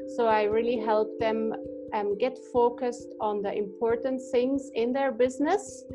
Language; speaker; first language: English; non-native, fluent; German